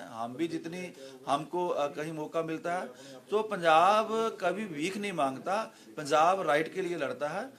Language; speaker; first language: Hindi; non-native, local second language; Punjabi